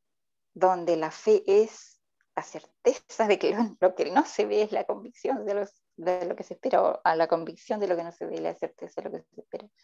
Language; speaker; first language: Spanish; native; Spanish